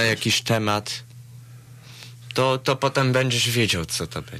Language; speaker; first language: Polish; early bilingual, heritage; Polish